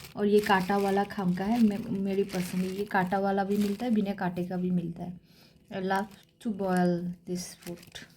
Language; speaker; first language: Hindi; non-native, local second language; Kok Borok